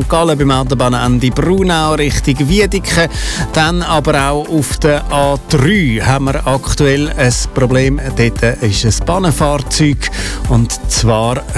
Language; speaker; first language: German; native; German